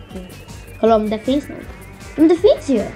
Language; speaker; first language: Swedish; non-native, learner; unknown